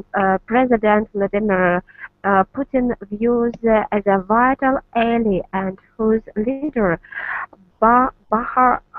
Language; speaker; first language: English; non-native, learner; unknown